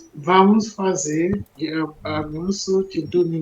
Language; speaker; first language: Portuguese; non-native, learner; English